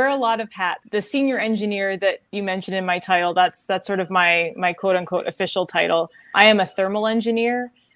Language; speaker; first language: English; native; English